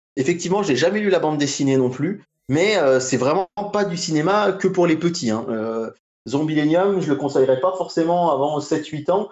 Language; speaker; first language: French; native; French